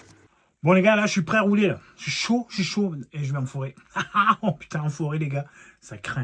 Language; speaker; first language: French; native; French